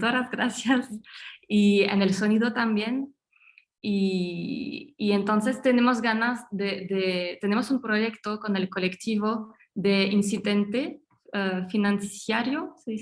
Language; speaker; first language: Spanish; non-native, fluent; French